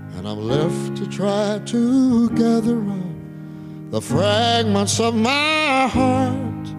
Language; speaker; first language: English; native; English